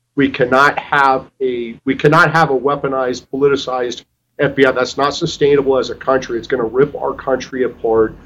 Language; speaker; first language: English; native; English